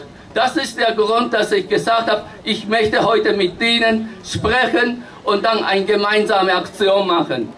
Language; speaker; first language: German; non-native, fluent; Japanese